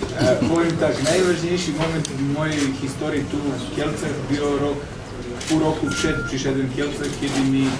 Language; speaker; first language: Polish; non-native, fluent; Serbian